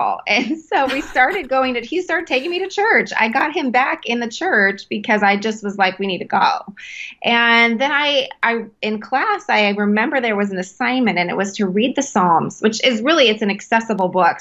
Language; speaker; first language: English; native; English